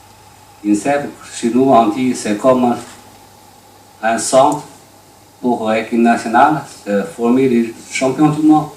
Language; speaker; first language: French; non-native, learner; Chinese